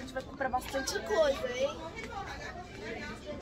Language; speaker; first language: Portuguese; early bilingual, heritage; Portuguese